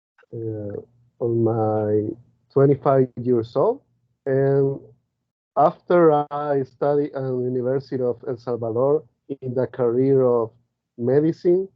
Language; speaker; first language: English; non-native, learner; Spanish